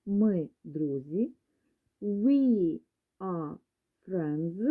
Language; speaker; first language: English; non-native, fluent; Ukrainian